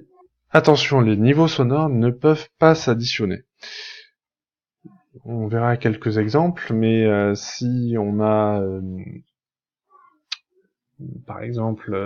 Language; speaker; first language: French; native; French